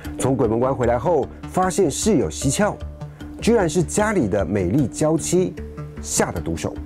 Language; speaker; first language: Chinese; native; Chinese